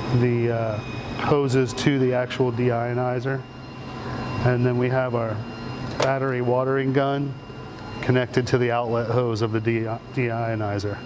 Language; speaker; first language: English; native; English